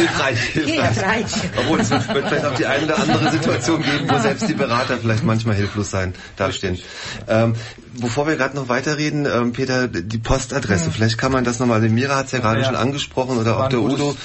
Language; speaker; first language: German; native; German